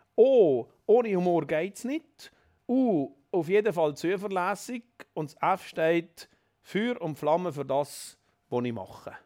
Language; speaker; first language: German; native; German